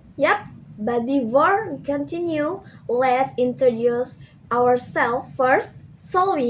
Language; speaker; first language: English; non-native, learner; Indonesian